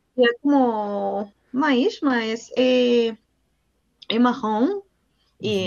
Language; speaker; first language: Portuguese; non-native, learner; Spanish